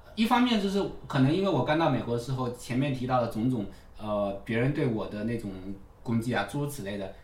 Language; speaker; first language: Chinese; native; Chinese